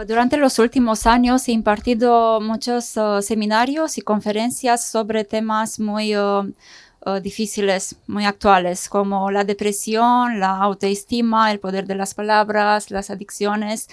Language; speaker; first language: Spanish; non-native, fluent; Romanian